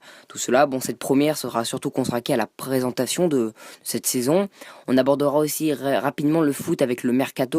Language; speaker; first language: French; native; French